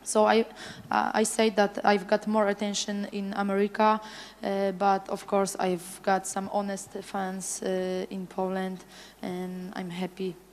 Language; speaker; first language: English; non-native, fluent; Polish